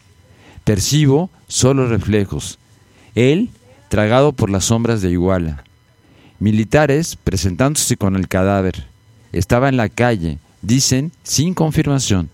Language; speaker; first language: Spanish; native; Spanish